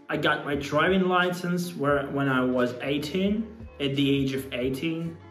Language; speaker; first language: English; non-native, fluent; Russian